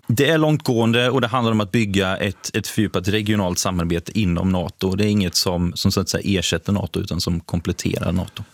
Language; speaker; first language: Swedish; native; Swedish